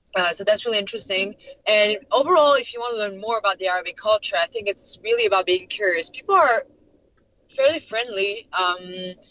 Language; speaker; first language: English; non-native, fluent; French